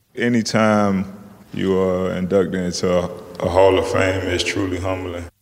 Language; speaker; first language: English; native; English